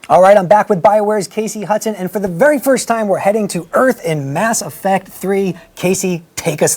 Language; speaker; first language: English; native; English